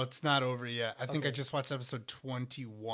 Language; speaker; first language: English; native; English